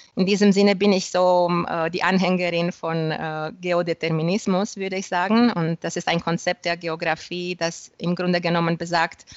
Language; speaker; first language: German; non-native, fluent; Romanian